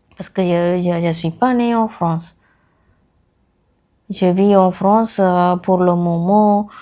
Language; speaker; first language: French; non-native, learner; Tamil